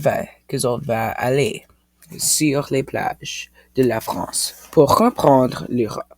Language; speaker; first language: French; non-native, local second language; English